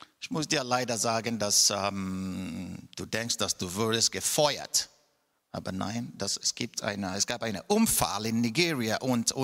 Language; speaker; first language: German; non-native, fluent; Igbo